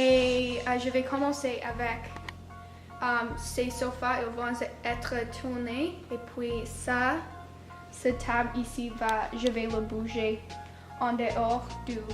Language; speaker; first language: French; non-native, learner; English